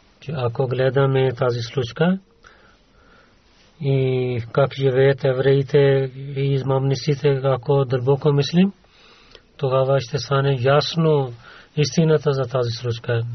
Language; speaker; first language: Bulgarian; non-native, learner; Urdu